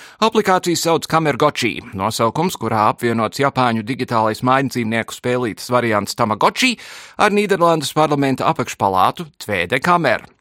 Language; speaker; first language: Latvian; early bilingual, heritage; Latvian